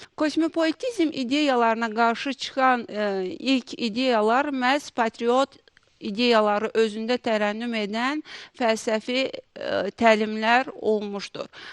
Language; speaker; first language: Azerbaijani; native; Azerbaijani